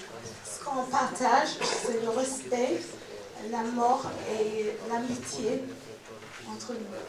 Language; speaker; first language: French; non-native, fluent; English